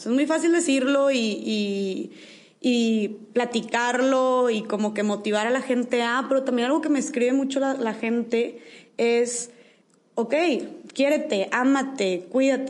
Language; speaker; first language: Spanish; native; Spanish